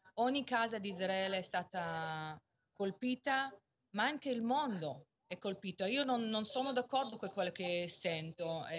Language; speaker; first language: Italian; non-native, fluent; Hebrew